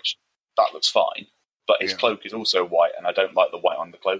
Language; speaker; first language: English; native; English